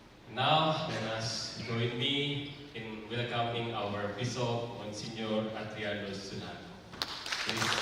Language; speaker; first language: English; non-native, fluent; Indonesian